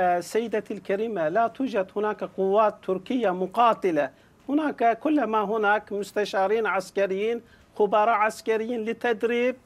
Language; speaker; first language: Arabic; non-native, fluent; Turkish